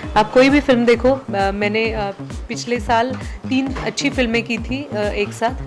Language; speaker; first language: Hindi; non-native, local second language; Marathi